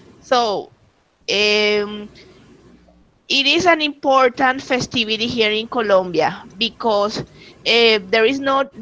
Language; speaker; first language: English; non-native, learner; Spanish